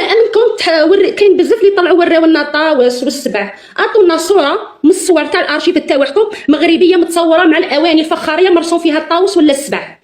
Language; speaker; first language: Arabic; native; Arabic